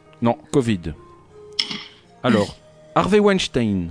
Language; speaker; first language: French; native; French